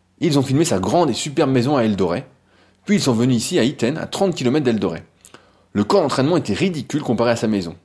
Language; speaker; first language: French; native; French